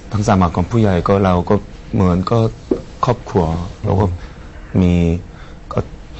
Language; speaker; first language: Thai; non-native, learner; Korean